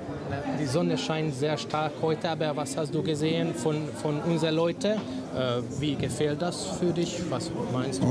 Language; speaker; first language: German; non-native, learner; Hungarian